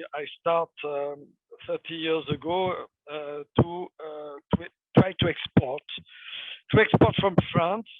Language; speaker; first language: English; non-native, fluent; French